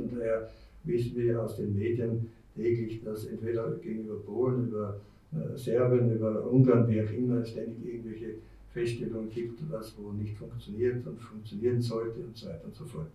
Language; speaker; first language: German; native; German